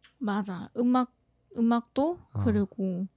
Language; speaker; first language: Korean; non-native, fluent; Thai